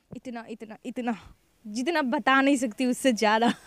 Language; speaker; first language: Hindi; non-native, local second language; Nepali